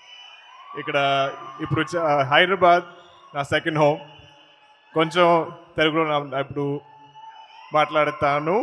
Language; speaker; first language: Telugu; non-native, learner; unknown